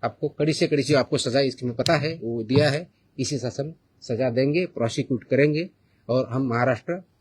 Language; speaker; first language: Hindi; non-native, local second language; Marathi